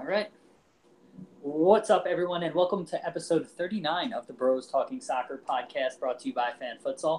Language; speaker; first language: English; native; English